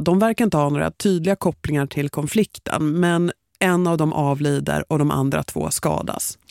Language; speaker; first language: Swedish; native; Swedish